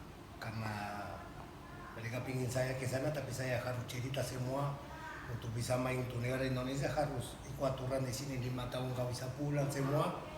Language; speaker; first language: Indonesian; non-native, fluent; Spanish